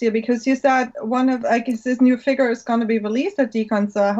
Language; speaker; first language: English; non-native, fluent; German